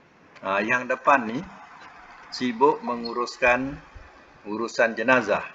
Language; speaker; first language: Malay; native; Malay